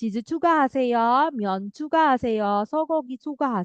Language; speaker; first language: Korean; non-native, fluent; Indonesian